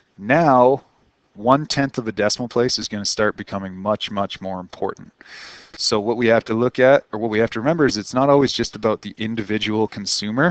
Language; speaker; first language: English; native; English